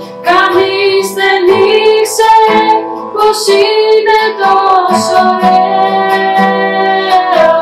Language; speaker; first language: Greek; early bilingual, heritage; Greek